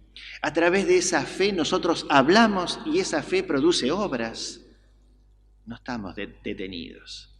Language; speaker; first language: Spanish; native; Spanish